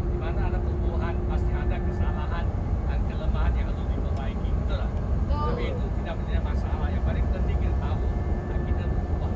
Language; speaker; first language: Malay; non-native, local second language; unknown